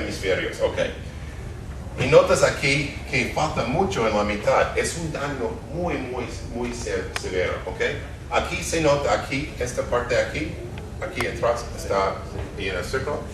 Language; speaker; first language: Spanish; non-native, fluent; English